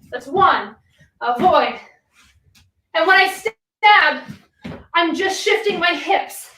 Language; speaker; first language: English; native; English